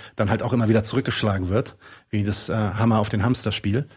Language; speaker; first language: German; early bilingual, other home language; Arabic